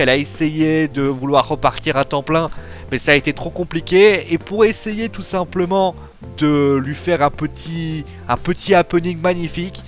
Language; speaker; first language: French; native; French